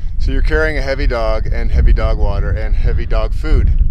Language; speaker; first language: English; native; English